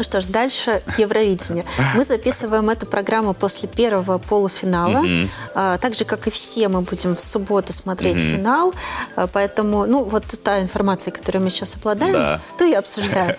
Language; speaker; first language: Russian; native; Russian